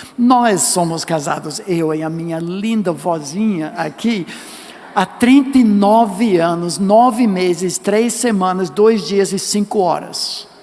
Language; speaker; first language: Portuguese; non-native, fluent; English